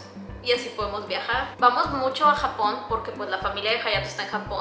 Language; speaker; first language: Spanish; native; Spanish